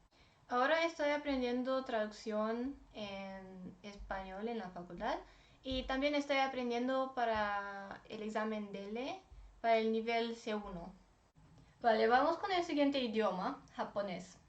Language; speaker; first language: Spanish; non-native, fluent; Romanian